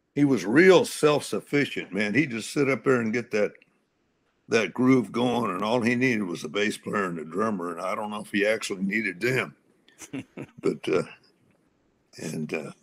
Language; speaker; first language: English; native; English